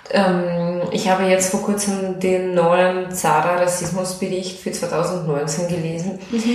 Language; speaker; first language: German; non-native, fluent; Russian